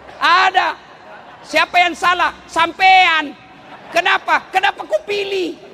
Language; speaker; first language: Indonesian; non-native, local second language; Buginese